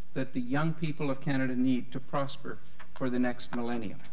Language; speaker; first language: English; native; English